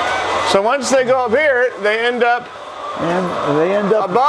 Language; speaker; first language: English; native; English